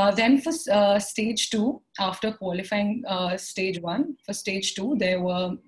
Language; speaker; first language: English; non-native, local second language; Hindi